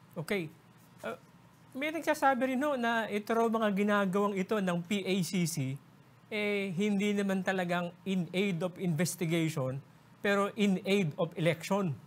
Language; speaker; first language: Filipino; native; Filipino